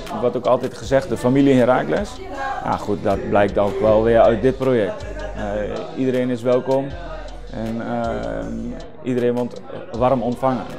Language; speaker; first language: Dutch; native; Dutch